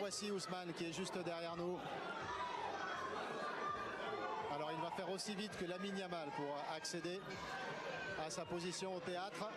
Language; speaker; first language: French; native; French